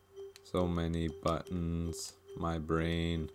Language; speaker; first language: English; native; English